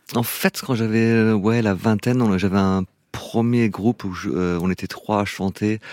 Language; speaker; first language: French; non-native, fluent; English